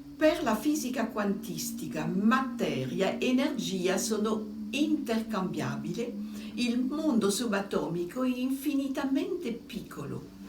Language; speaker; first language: Italian; non-native, fluent; French